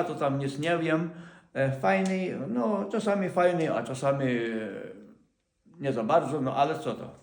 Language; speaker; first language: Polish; non-native, learner; Ukrainian